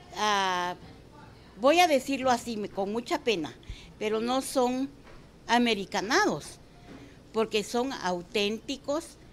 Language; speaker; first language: Spanish; native; Spanish